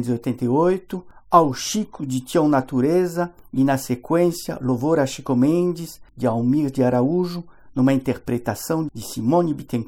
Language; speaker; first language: Portuguese; non-native, fluent; French